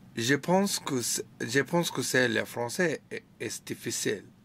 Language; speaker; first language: French; non-native, learner; Chinese